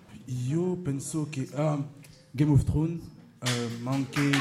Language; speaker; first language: Italian; non-native, learner; French